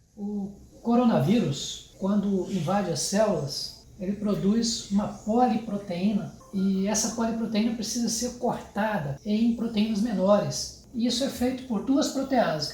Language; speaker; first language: Portuguese; native; Portuguese